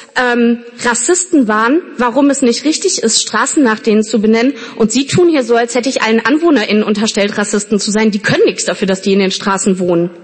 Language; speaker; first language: German; native; German